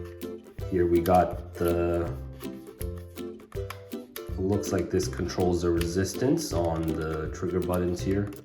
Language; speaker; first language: English; native; English